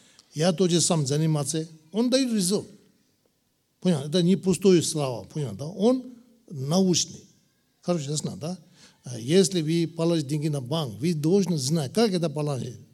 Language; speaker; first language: Russian; non-native, learner; Tibetan